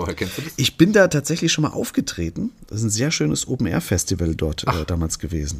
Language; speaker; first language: German; native; German